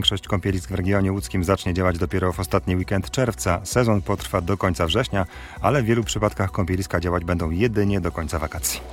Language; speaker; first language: Polish; native; Polish